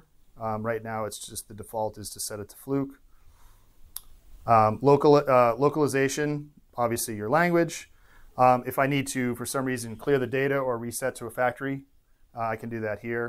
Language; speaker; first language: English; native; English